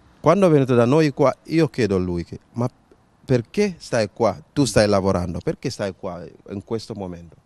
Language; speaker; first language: Italian; non-native, learner; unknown